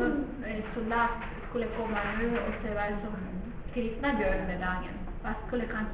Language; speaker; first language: Swedish; non-native, fluent; Spanish